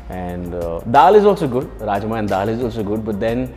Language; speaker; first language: English; non-native, local second language; Hindi